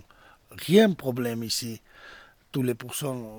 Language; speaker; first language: French; non-native, learner; Georgian